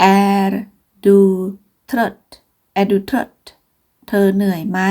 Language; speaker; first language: Swedish; non-native, fluent; Thai